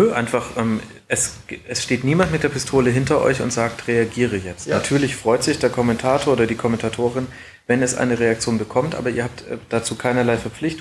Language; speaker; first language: German; native; German